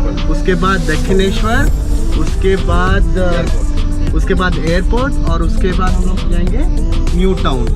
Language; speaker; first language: Hindi; non-native, local second language; Bangla